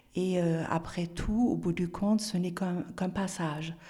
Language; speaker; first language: French; non-native, fluent; German